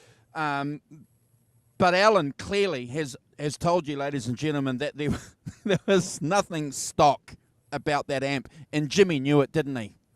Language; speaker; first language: English; native; English